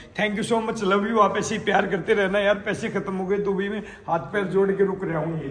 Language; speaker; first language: Hindi; native; Hindi